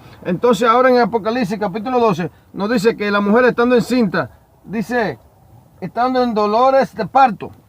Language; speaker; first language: Spanish; native; Spanish